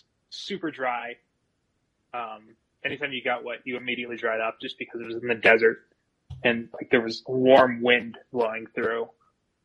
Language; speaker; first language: English; native; English